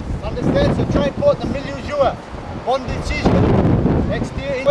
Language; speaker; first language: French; non-native, learner; English